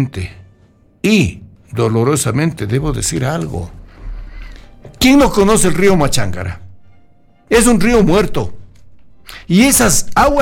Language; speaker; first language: Spanish; native; Spanish